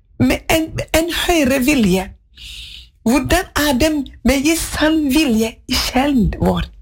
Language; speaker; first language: Norwegian; non-native, fluent; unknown